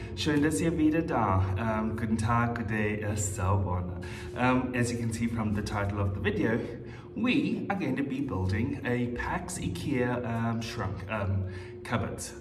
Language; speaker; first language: English; native; English